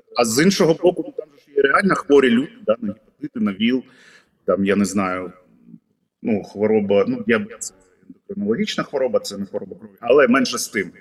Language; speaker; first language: Ukrainian; native; Ukrainian